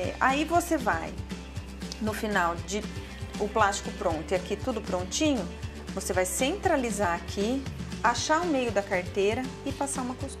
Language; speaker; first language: Portuguese; native; Portuguese